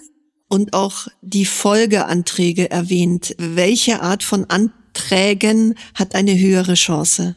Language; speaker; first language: German; native; German